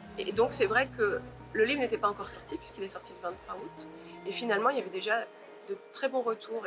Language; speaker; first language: French; native; French